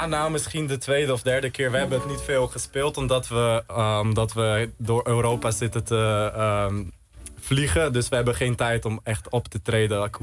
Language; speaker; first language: Dutch; early bilingual, heritage; Dutch